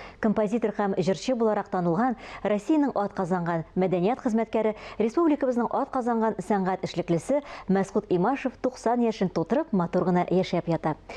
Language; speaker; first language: Tatar; native; Tatar